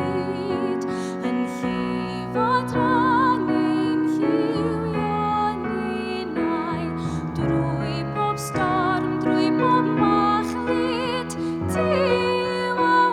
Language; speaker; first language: Welsh; native; Welsh